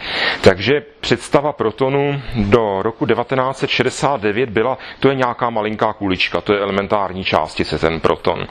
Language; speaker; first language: Czech; native; Czech